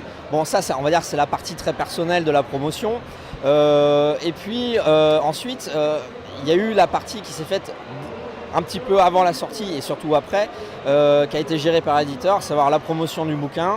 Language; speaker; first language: French; native; French